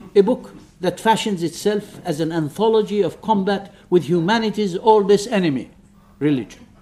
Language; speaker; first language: English; non-native, fluent; Arabic